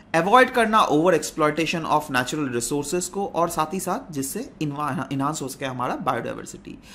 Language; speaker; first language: Hindi; non-native, local second language; Assamese